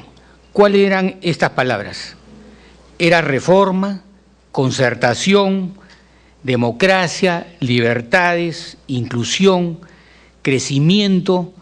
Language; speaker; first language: Spanish; native; Spanish